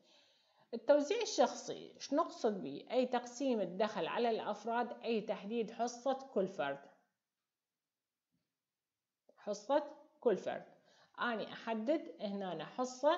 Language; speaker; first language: Arabic; native; Arabic